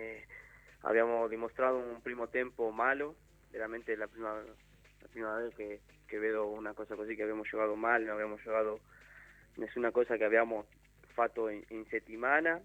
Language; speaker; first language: Italian; non-native, learner; Spanish